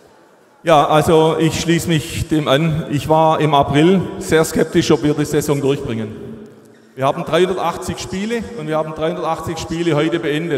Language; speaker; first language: German; native; German